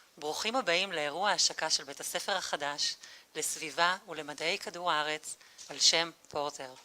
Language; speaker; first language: Hebrew; native; Hebrew